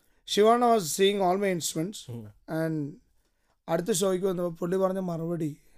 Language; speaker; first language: English; non-native, local second language; Malayalam